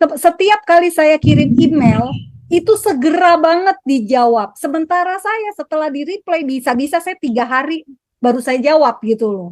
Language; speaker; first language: Indonesian; native; Indonesian